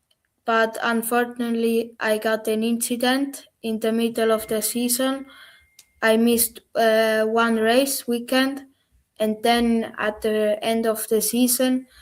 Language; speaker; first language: English; non-native, learner; German